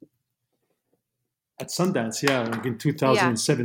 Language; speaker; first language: English; non-native, fluent; Italian